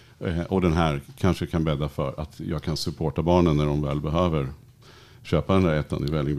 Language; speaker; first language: Swedish; native; Swedish